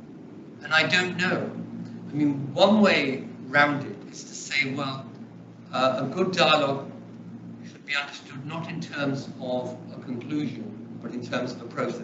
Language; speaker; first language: English; early bilingual, other home language; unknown